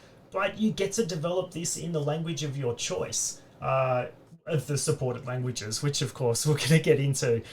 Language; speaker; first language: English; native; English